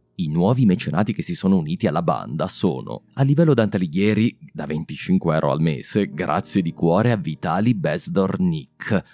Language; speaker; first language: Italian; native; Italian